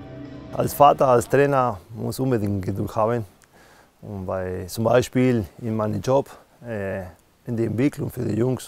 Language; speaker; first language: German; non-native, fluent; Spanish